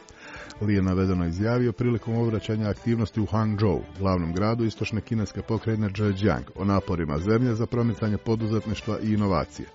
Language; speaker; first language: Croatian; non-native, fluent; Chinese